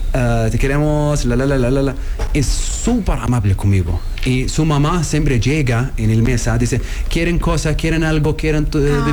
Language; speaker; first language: Spanish; non-native, learner; Arabic